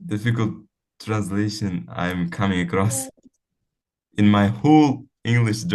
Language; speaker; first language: English; non-native, fluent; Uzbek